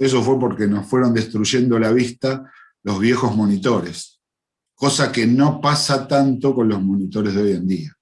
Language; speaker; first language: Spanish; native; Spanish